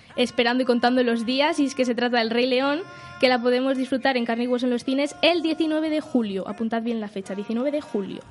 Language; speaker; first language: Spanish; native; Spanish